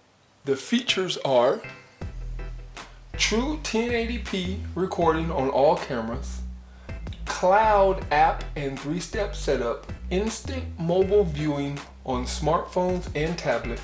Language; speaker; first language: English; native; English